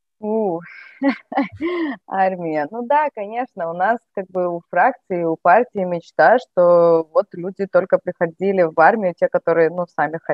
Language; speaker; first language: Russian; native; Russian